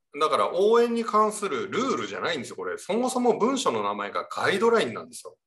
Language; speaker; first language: Japanese; native; Japanese